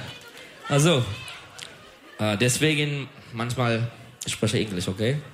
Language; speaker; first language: German; non-native, learner; Turkish